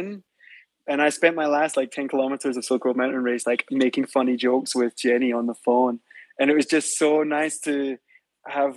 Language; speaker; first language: English; native; English